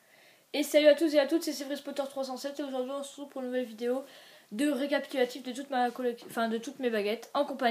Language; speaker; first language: French; native; French